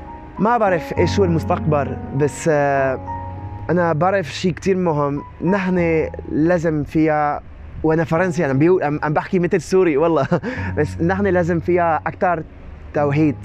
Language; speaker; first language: Arabic; non-native, learner; French